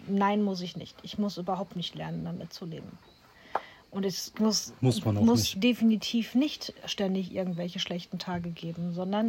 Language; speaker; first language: German; native; German